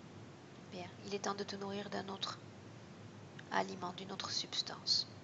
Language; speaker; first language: French; native; French